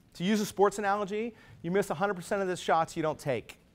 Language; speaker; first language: English; native; English